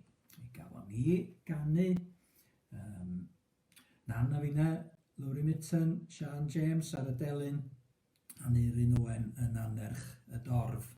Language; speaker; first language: Welsh; native; Welsh